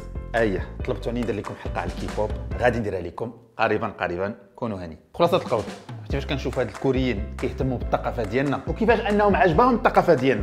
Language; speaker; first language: Arabic; native; Arabic